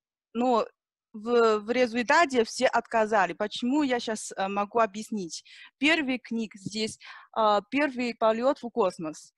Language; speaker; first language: Russian; non-native, learner; Chinese